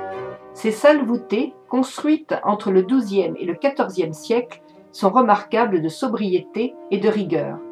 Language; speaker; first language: French; native; French